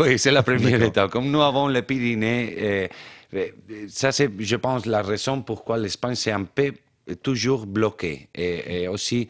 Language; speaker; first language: French; non-native, fluent; Spanish